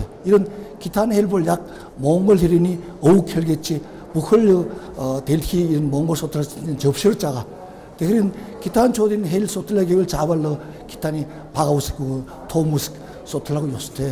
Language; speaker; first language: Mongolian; non-native, fluent; Korean